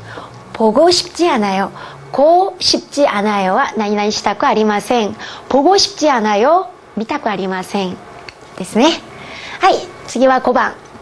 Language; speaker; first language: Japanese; non-native, fluent; Korean